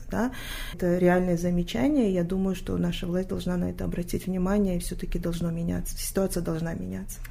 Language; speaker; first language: Russian; non-native, local second language; Tajik